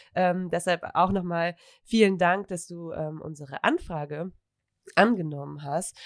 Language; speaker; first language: German; native; German